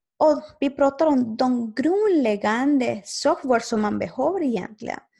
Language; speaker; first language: Swedish; non-native, fluent; Spanish